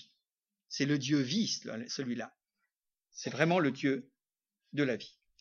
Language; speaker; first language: French; native; French